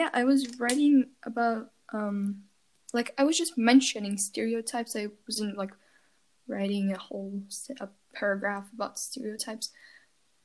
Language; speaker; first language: English; non-native, fluent; Portuguese